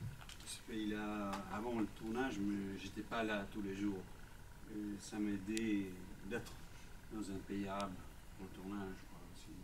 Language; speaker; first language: French; non-native, fluent; English